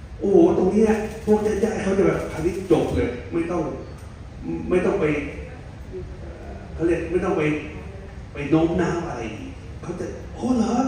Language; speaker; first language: Thai; native; Thai